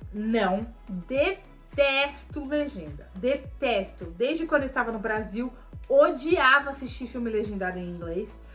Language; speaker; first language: Portuguese; native; Portuguese